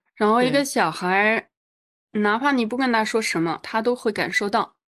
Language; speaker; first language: Chinese; non-native, fluent; French